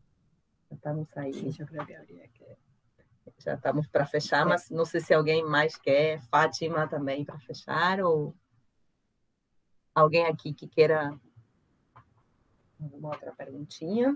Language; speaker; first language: Portuguese; non-native, fluent; Spanish